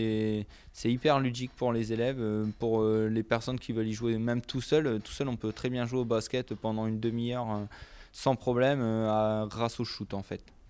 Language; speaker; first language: French; native; French